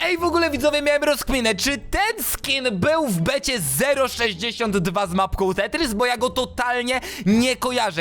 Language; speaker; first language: Polish; native; Polish